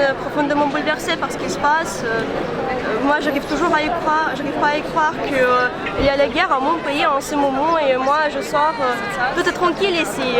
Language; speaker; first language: French; non-native, fluent; Ukrainian